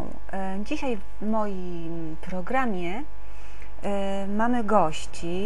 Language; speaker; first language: Polish; native; Polish